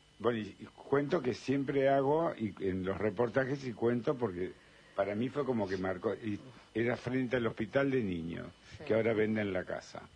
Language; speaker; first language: Spanish; native; Spanish